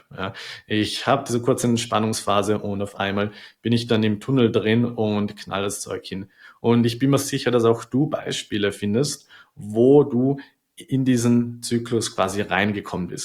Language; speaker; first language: German; native; German